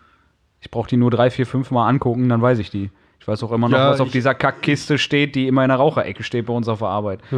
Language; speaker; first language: German; native; German